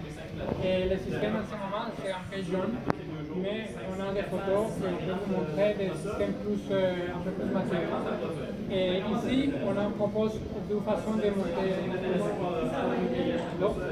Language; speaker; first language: French; non-native, fluent; Spanish